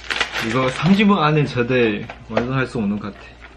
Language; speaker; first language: Korean; non-native, fluent; Chinese